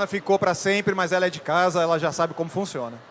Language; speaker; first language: Portuguese; native; Portuguese